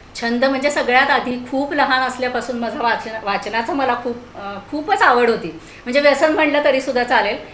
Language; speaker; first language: Marathi; native; Marathi